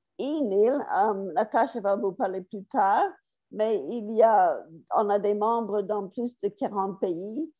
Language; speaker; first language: French; non-native, fluent; English